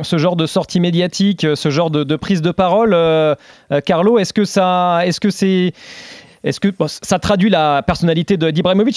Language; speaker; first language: French; native; French